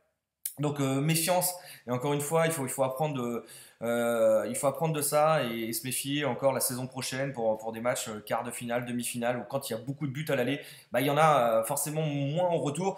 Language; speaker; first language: French; native; French